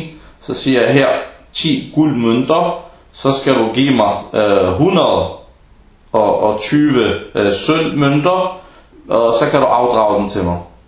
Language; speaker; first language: Danish; non-native, fluent; Arabic